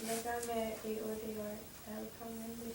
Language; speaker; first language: French; non-native, learner; English